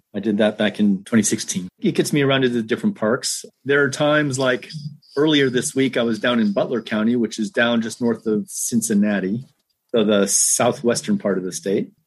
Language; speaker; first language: English; native; English